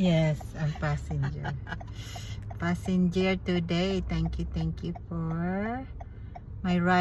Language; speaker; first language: English; non-native, learner; Filipino